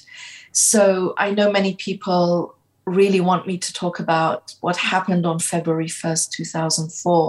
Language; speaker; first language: English; native; English